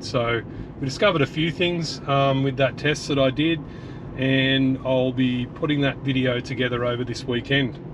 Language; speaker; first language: English; native; English